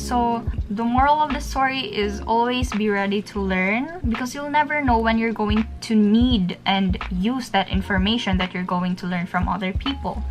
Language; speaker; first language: English; non-native, local second language; Filipino